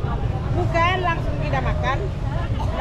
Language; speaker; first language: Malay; non-native, local second language; Minangkabau